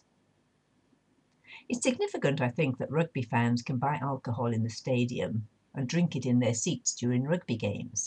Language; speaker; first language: English; native; English